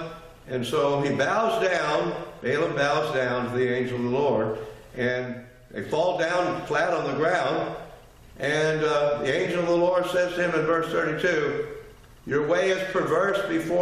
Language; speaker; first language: English; native; English